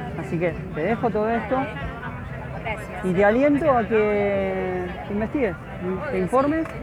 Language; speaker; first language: Spanish; native; Spanish